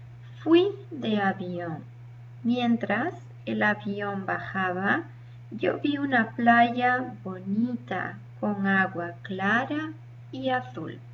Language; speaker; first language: Spanish; non-native, learner; English